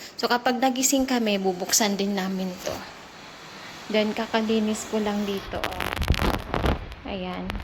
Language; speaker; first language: Filipino; non-native, local second language; Iloko